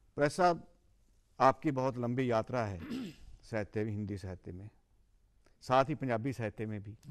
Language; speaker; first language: Hindi; non-native, local second language; Punjabi